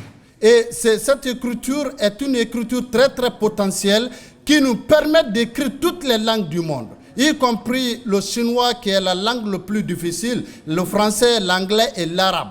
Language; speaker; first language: French; non-native, local second language; Mandingo